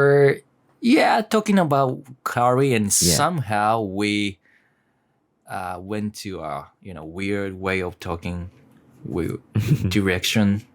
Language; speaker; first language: English; non-native, learner; Japanese